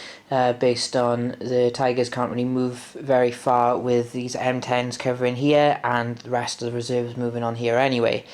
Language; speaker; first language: English; native; English